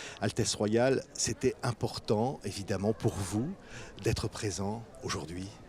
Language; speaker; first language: French; native; French